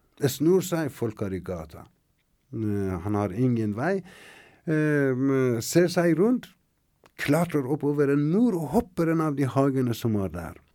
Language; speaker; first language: Norwegian; non-native, fluent; Persian